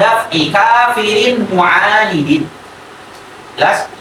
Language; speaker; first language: Arabic; non-native, fluent; Indonesian